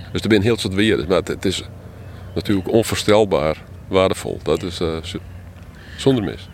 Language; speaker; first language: Dutch; non-native, local second language; Western Frisian